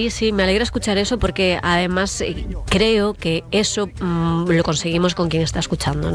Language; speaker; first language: Spanish; native; Spanish